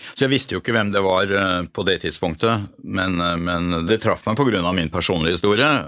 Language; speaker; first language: Norwegian; early bilingual, other home language; Hungarian